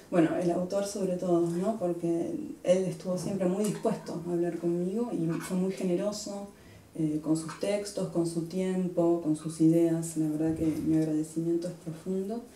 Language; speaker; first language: Spanish; native; Spanish